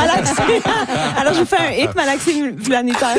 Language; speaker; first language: French; native; French